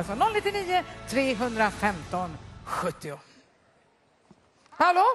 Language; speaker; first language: Swedish; native; Swedish